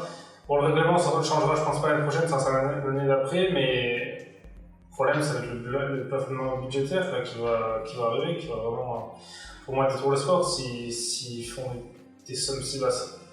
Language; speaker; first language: French; native; French